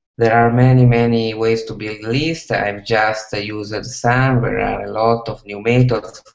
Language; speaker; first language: English; non-native, fluent; Italian